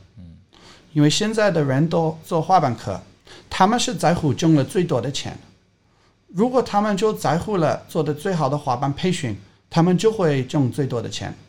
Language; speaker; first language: Chinese; non-native, fluent; English